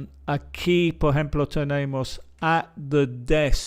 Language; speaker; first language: Spanish; non-native, fluent; English